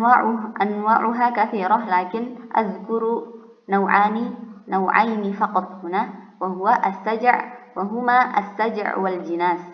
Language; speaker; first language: Arabic; non-native, fluent; Indonesian